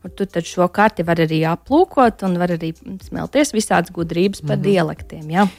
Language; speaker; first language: Latvian; native; Latvian